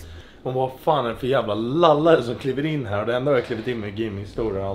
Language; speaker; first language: Swedish; native; Swedish